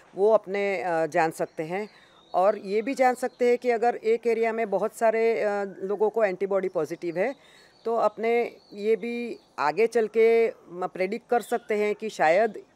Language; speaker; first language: Hindi; non-native, local second language; Gujarati